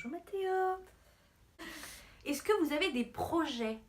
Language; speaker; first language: French; native; French